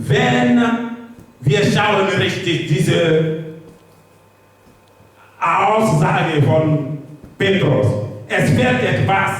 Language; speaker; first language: German; non-native, learner; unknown